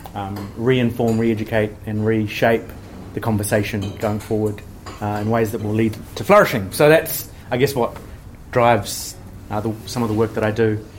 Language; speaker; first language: English; native; English